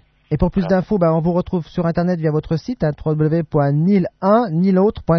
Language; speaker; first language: French; native; French